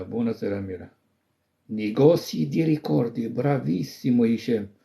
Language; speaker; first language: Italian; non-native, fluent; Arabic